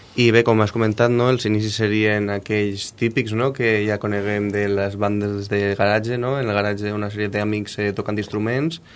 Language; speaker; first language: Catalan; native; Catalan